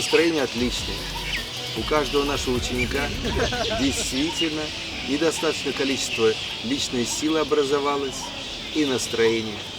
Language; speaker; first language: Russian; native; Russian